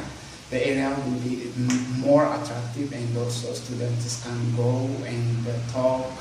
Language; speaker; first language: English; non-native, learner; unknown